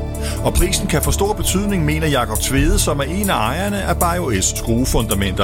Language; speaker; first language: Danish; native; Danish